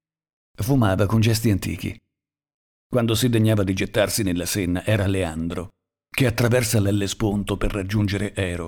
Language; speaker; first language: Italian; native; Italian